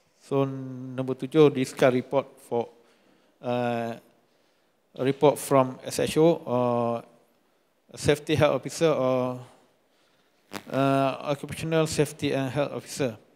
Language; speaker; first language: English; non-native, local second language; Malay